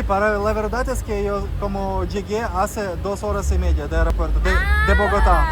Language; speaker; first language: Spanish; non-native, learner; Russian